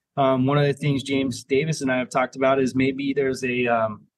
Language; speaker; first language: English; native; English